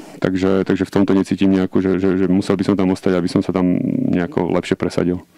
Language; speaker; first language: Slovak; native; Slovak